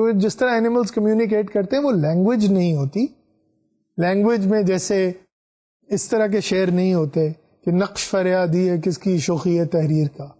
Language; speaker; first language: Urdu; non-native, local second language; Punjabi